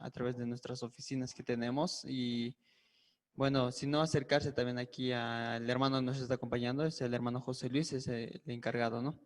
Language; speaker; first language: Spanish; native; Spanish